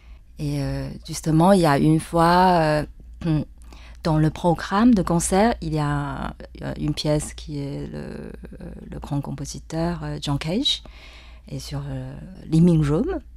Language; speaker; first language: French; non-native, fluent; Chinese